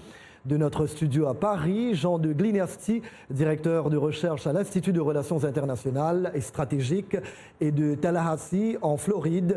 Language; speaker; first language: French; native; French